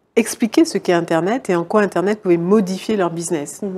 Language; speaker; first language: French; native; French